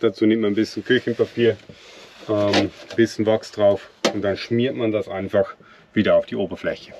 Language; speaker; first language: German; native; German